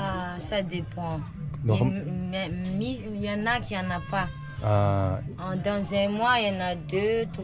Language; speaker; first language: French; non-native, local second language; Malagasy